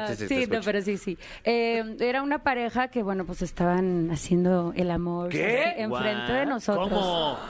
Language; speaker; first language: Spanish; native; Spanish